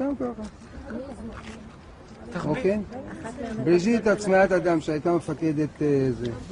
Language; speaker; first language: Hebrew; native; Hebrew